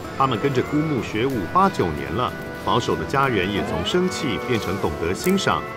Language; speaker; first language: Chinese; native; Chinese